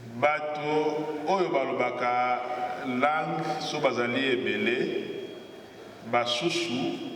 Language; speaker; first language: Lingala; non-native, local second language; Kongo